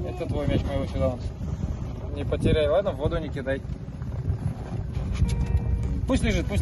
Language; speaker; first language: Russian; native; Russian